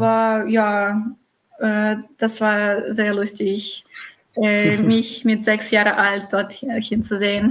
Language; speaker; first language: German; non-native, fluent; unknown